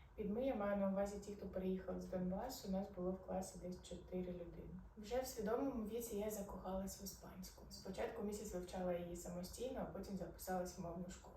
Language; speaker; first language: Ukrainian; non-native, local second language; Arabic